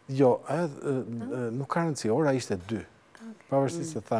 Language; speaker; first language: Albanian; native; Albanian